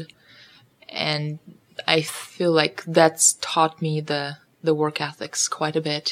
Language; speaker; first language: English; non-native, fluent; Russian